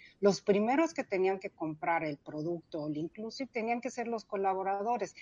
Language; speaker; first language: Spanish; early bilingual, other home language; Cantonese